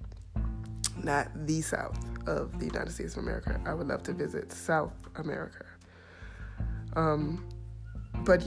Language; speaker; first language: English; native; English